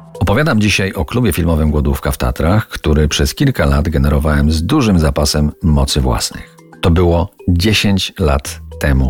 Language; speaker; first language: Polish; native; Polish